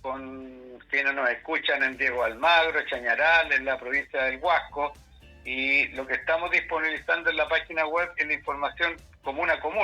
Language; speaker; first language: Spanish; native; Spanish